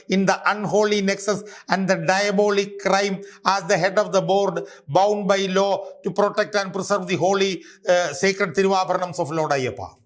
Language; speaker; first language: English; non-native, local second language; Malayalam